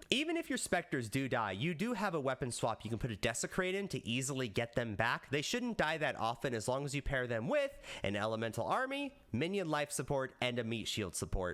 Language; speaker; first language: English; native; English